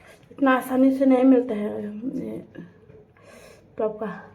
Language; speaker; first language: Hindi; non-native, local second language; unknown